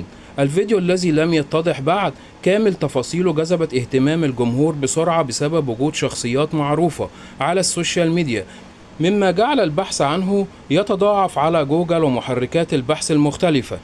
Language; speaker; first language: Arabic; native; Arabic